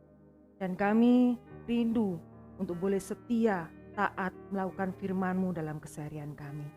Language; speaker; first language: Indonesian; native; Indonesian